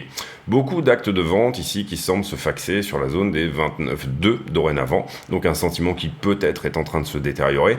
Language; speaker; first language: French; native; French